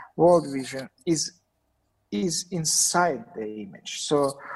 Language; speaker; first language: English; non-native, fluent; Russian